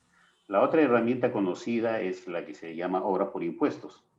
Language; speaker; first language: Spanish; native; Spanish